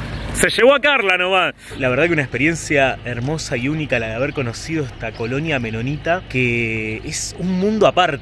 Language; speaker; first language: Spanish; native; Spanish